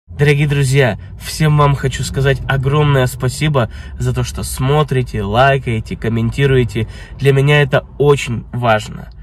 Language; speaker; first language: Russian; early bilingual, heritage; Russian